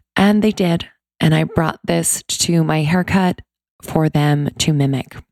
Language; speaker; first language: English; native; English